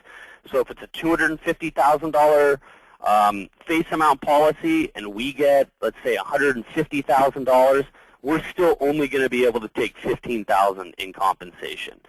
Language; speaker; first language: English; native; English